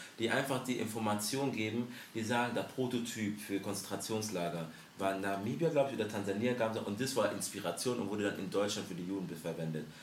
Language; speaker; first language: German; early bilingual, other home language; French